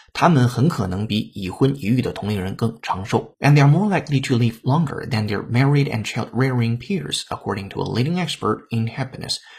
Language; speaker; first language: English; non-native, fluent; Chinese